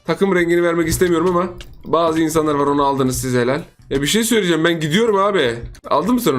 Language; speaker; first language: Turkish; native; Turkish